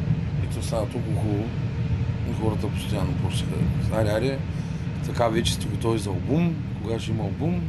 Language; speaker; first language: Bulgarian; native; Bulgarian